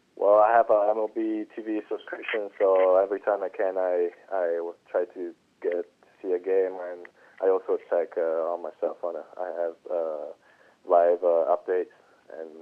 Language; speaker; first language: English; non-native, fluent; Italian